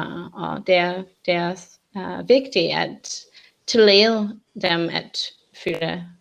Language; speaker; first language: Danish; non-native, learner; English